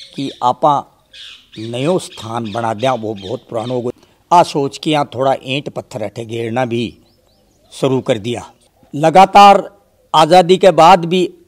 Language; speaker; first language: Hindi; native; Hindi